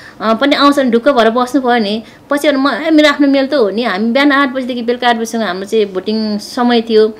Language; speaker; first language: Nepali; native; Nepali